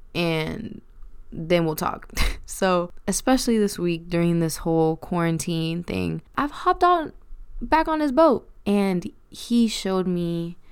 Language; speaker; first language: English; early bilingual, other home language; Spanish